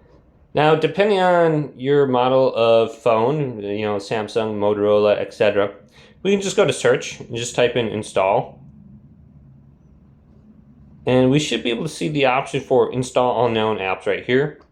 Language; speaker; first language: English; native; English